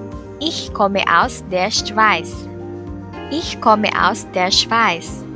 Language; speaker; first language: German; non-native, fluent; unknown